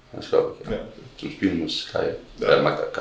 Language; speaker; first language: German; non-native, learner; Danish